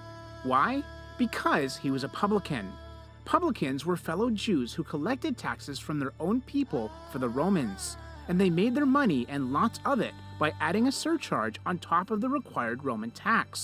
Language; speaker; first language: English; native; English